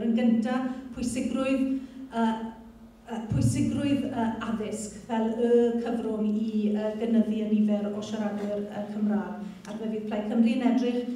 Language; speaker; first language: Welsh; native; Welsh